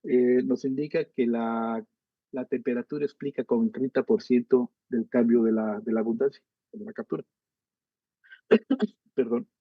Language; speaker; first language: Spanish; native; Spanish